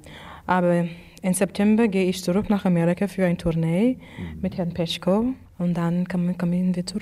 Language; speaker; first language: German; non-native, fluent; English